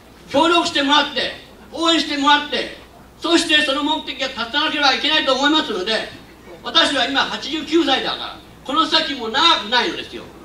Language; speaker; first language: Japanese; non-native, local second language; Min Nan Chinese